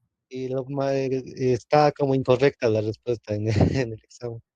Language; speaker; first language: Spanish; native; Spanish